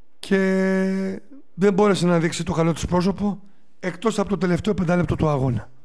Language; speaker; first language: Greek; native; Greek